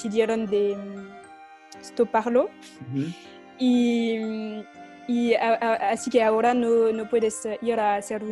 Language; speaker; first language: Spanish; non-native, fluent; French